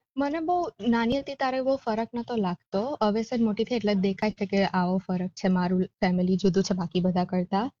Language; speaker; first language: Gujarati; early bilingual, heritage; Gujarati